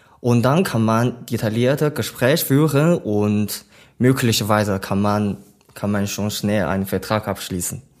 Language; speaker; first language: German; non-native, learner; Chinese